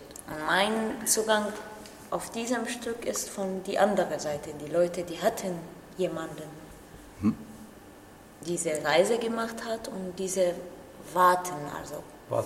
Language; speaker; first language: German; non-native, learner; Arabic